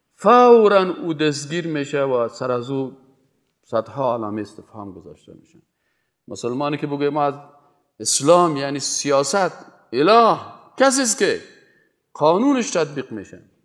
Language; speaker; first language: Persian; native; Persian